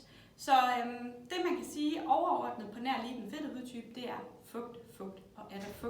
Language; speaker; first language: Danish; native; Danish